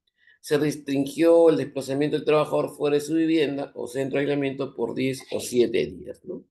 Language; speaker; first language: Spanish; native; Spanish